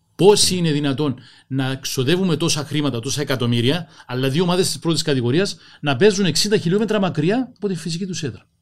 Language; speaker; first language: Greek; native; Greek